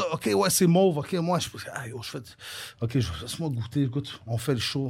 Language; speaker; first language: French; native; French